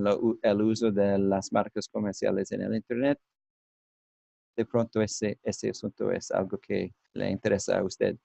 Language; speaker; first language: Spanish; non-native, learner; English